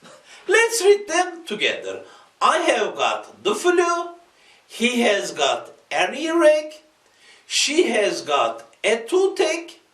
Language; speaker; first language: English; non-native, fluent; Turkish